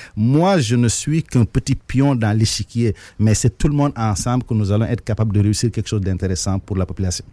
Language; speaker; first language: French; non-native, local second language; Wolof